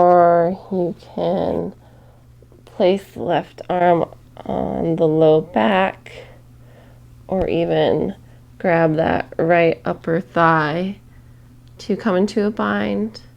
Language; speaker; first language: English; native; English